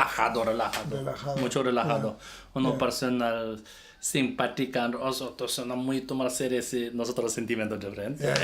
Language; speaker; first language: Spanish; non-native, learner; Tibetan